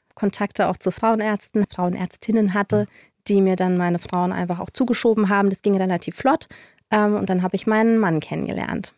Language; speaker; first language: German; non-native, fluent; Polish